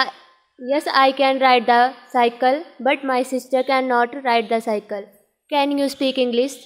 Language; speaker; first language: English; non-native, learner; Hindi